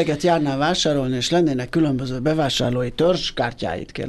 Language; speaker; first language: Hungarian; native; Hungarian